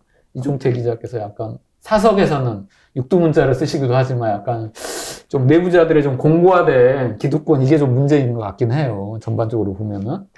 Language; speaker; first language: Korean; native; Korean